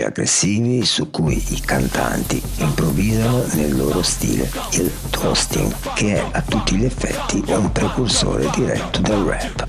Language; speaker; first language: Italian; native; Italian